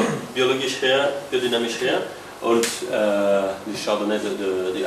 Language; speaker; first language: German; non-native, learner; French